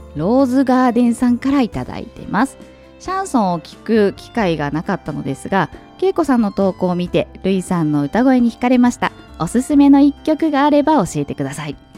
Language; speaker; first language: Japanese; native; Japanese